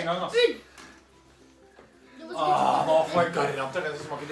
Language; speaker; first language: Norwegian; native; Norwegian